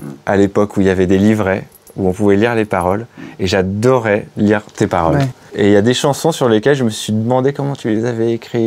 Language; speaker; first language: French; native; French